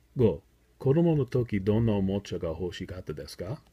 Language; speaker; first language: Japanese; non-native, learner; English